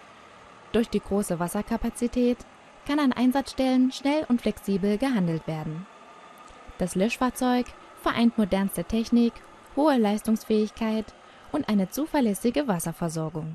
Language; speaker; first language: German; native; German